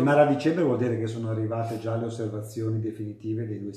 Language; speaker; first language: Italian; native; Italian